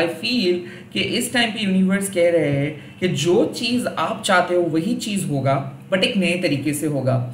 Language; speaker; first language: Hindi; non-native, local second language; Bangla